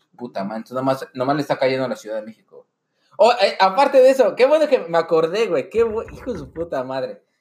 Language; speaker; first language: Spanish; native; Spanish